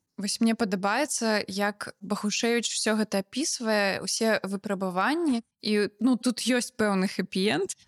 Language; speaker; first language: Belarusian; non-native, local second language; Russian